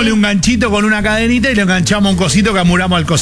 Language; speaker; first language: Spanish; native; Spanish